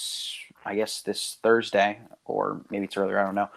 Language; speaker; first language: English; native; English